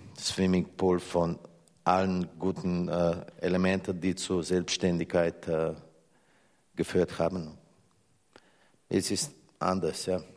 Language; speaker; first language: German; non-native, fluent; Slovenian